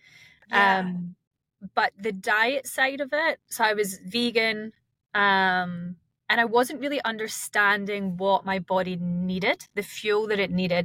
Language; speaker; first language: English; native; English